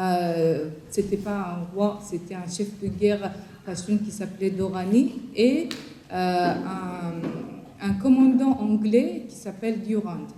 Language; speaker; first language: French; non-native, fluent; Persian